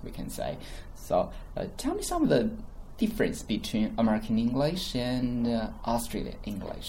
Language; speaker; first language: English; non-native, fluent; Chinese